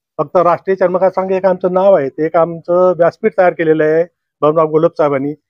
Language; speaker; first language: Marathi; native; Marathi